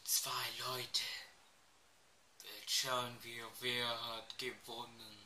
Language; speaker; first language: German; early bilingual, other home language; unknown